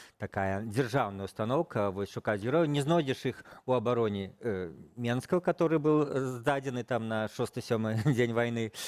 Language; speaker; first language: Belarusian; non-native, local second language; Russian